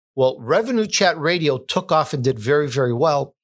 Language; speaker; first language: English; native; English